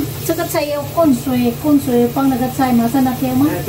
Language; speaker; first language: Chinese; non-native, learner; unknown